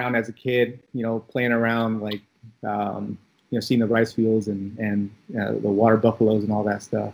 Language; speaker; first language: English; early bilingual, other home language; Filipino